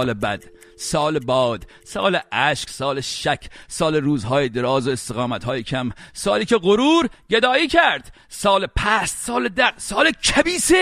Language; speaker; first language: Persian; native; Persian